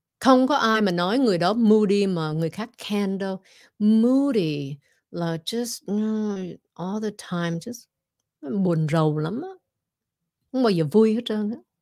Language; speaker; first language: Vietnamese; early bilingual, heritage; Vietnamese